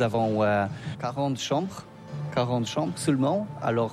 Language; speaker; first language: French; non-native, learner; Polish